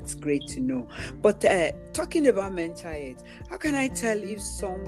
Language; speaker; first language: English; non-native, local second language; Yoruba